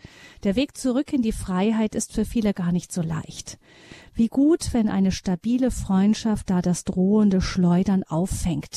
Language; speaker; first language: German; native; German